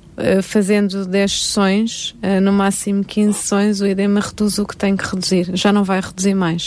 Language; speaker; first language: Portuguese; native; Portuguese